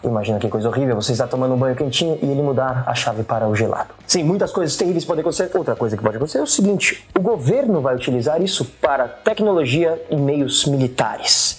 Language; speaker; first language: Portuguese; native; Portuguese